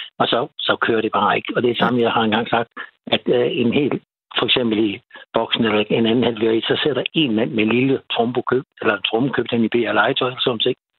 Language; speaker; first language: Danish; native; Danish